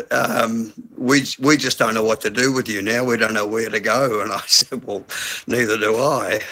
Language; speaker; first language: English; native; English